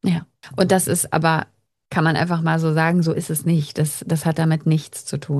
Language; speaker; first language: German; native; German